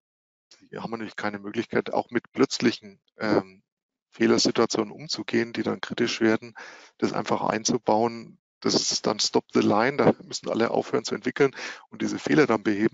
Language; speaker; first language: German; native; German